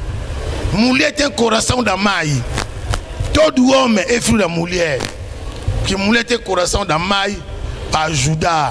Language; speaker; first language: Portuguese; non-native, learner; Lingala